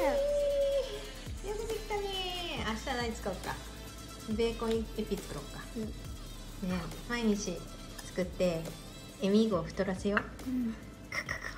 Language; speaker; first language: Japanese; native; Japanese